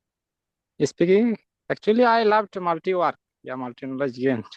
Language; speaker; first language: English; non-native, learner; Santali